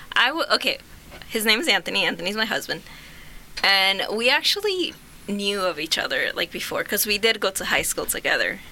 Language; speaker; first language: English; early bilingual, other home language; Spanish